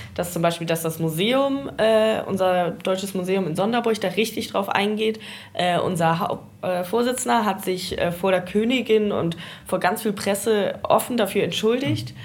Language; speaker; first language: German; early bilingual, heritage; Danish